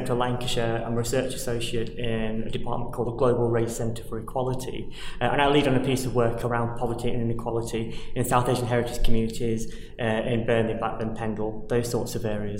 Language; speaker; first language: English; native; English